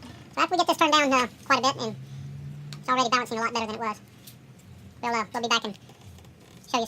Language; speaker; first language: English; native; English